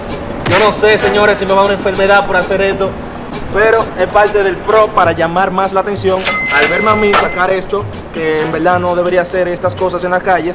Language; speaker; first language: Spanish; native; Spanish